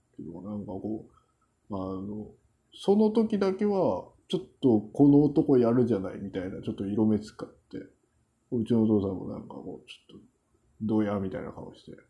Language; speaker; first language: Japanese; non-native, fluent; Korean